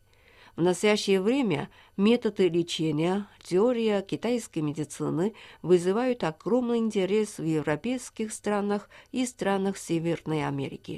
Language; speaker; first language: Russian; non-native, fluent; Chinese